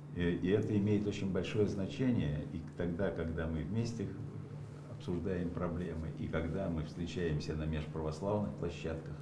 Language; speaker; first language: Russian; native; Russian